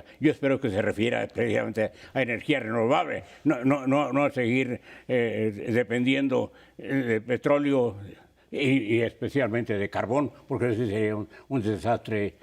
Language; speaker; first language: Spanish; native; Spanish